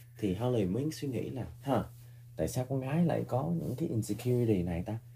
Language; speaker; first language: Vietnamese; early bilingual, heritage; Vietnamese